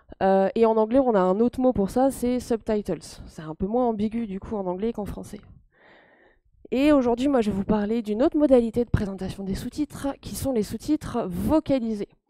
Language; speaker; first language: French; native; French